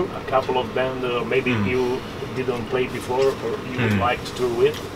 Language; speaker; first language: English; non-native, fluent; Italian